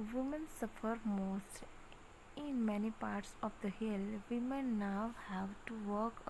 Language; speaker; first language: English; non-native, local second language; Gujarati